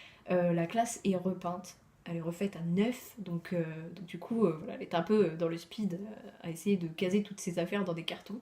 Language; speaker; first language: French; native; French